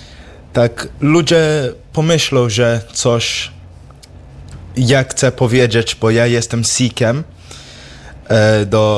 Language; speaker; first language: Polish; early bilingual, heritage; English